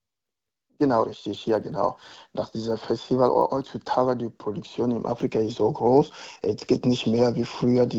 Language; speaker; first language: German; non-native, learner; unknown